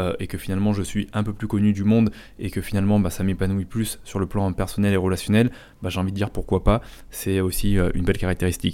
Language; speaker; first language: French; native; French